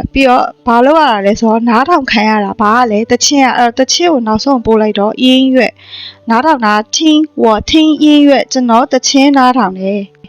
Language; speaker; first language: Burmese; native; Burmese